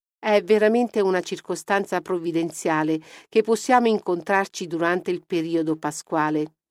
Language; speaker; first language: Italian; non-native, fluent; Polish